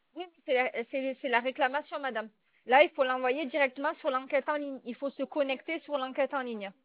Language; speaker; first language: French; native; French